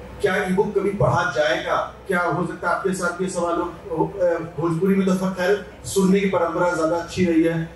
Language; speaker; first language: Hindi; native; Hindi